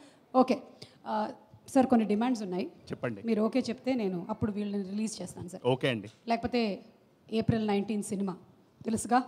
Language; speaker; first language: Telugu; native; Telugu